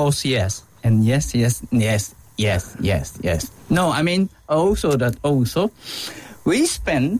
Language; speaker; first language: English; non-native, learner; Japanese